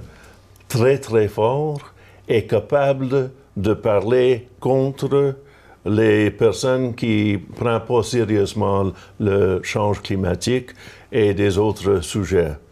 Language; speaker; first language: French; non-native, local second language; English